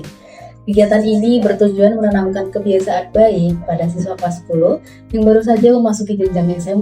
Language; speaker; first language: Indonesian; native; Indonesian